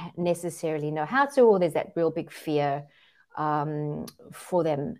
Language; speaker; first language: English; native; English